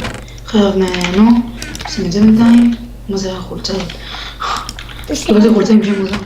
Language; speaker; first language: Hebrew; native; Hebrew